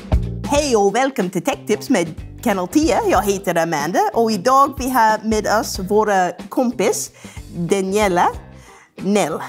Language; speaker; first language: Swedish; non-native, learner; English